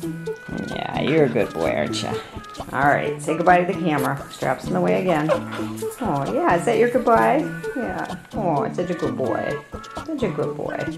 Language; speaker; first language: English; native; English